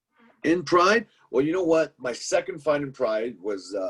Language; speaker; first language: English; native; English